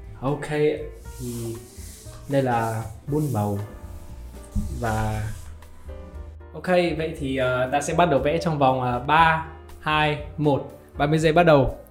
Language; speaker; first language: Vietnamese; native; Vietnamese